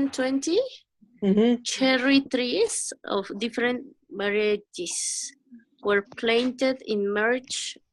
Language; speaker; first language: English; non-native, learner; Spanish